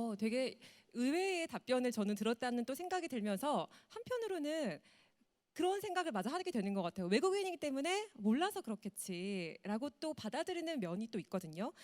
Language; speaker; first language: Korean; native; Korean